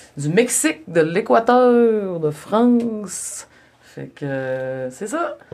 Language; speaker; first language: French; native; French